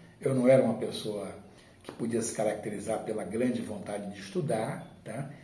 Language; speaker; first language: Portuguese; native; Portuguese